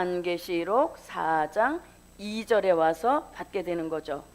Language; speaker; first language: Korean; native; Korean